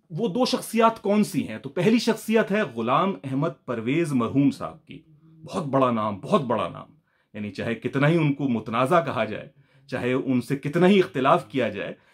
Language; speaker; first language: Urdu; native; Urdu